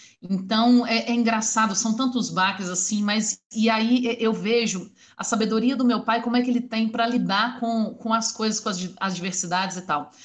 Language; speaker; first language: Portuguese; native; Portuguese